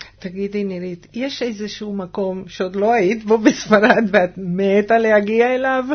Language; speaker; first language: Hebrew; non-native, fluent; Spanish